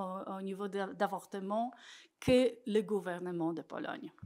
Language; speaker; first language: French; non-native, fluent; Polish